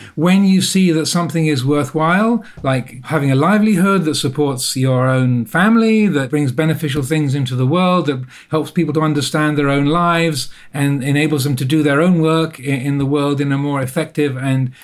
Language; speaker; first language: English; native; English